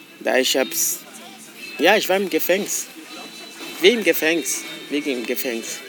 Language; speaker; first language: German; non-native, learner; Portuguese